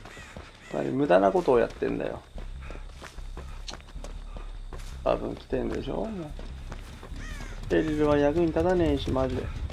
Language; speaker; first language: Japanese; native; Japanese